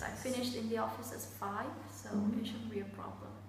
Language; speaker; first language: English; non-native, fluent; Vietnamese